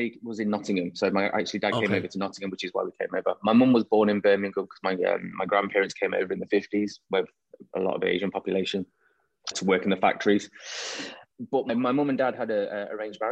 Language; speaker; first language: English; native; English